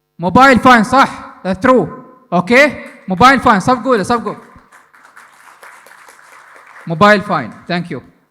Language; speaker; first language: English; non-native, learner; Arabic